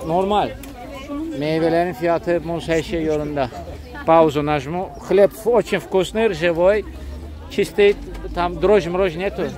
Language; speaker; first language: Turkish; non-native, fluent; Russian